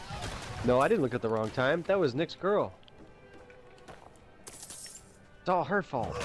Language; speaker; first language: English; native; English